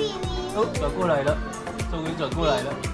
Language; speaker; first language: Chinese; native; Chinese